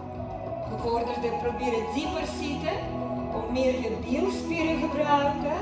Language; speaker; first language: Dutch; non-native, learner; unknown